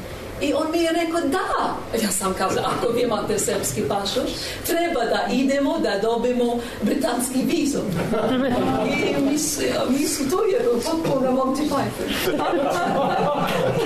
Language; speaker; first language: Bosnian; non-native, learner; English